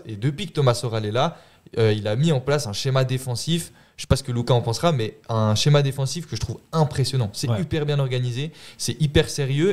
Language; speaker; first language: French; native; French